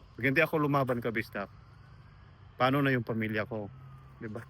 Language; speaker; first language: Filipino; non-native, local second language; Cebuano